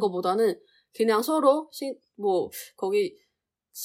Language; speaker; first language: Korean; non-native, learner; Chinese